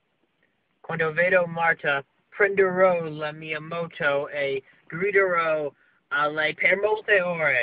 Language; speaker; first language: Italian; non-native, learner; English